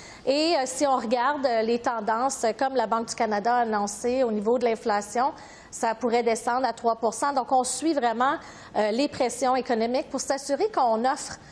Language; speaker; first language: French; native; French